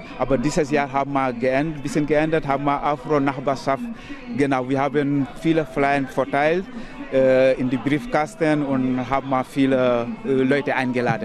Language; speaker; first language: German; non-native, learner; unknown